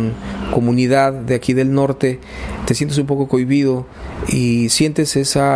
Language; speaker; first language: Spanish; native; Spanish